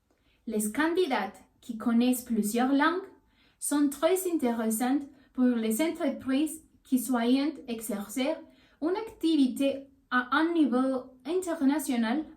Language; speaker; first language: French; non-native, learner; Spanish